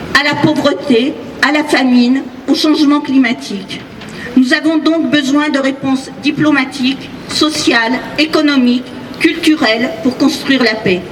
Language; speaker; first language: French; native; French